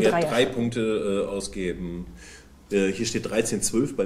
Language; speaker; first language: German; native; German